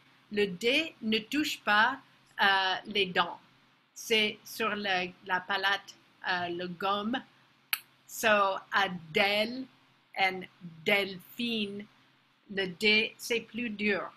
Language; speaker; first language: French; non-native, fluent; English